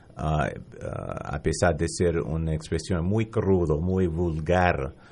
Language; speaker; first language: Spanish; non-native, fluent; English